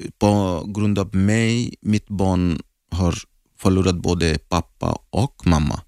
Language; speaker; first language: Swedish; non-native, learner; Arabic